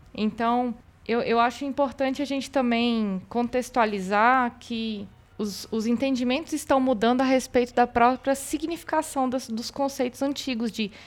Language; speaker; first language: Portuguese; native; Portuguese